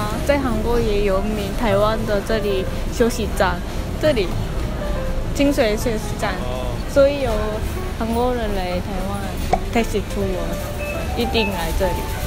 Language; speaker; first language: Chinese; non-native, learner; Korean